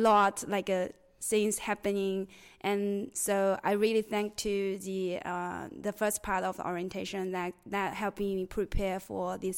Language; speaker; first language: English; non-native, fluent; Chinese